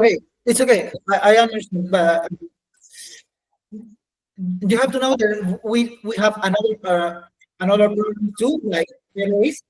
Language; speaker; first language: English; non-native, learner; Spanish